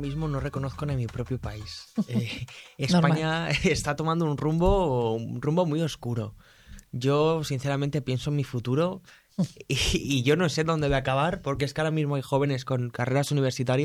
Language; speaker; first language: Spanish; native; Spanish